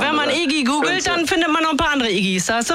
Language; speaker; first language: German; native; German